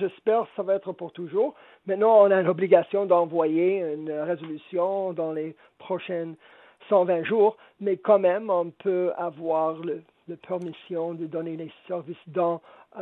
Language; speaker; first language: French; non-native, local second language; English